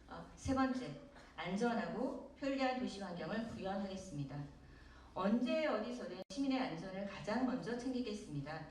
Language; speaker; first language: Korean; native; Korean